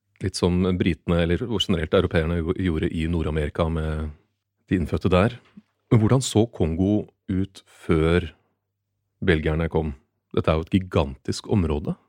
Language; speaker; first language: Norwegian; native; Norwegian